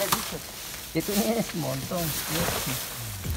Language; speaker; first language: Spanish; non-native, learner; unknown